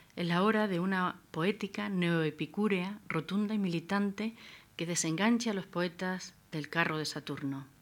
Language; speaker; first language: Spanish; native; Spanish